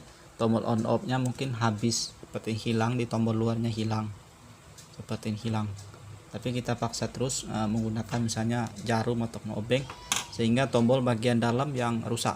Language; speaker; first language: Indonesian; native; Indonesian